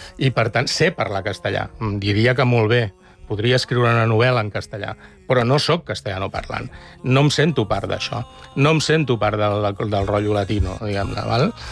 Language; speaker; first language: Catalan; native; Catalan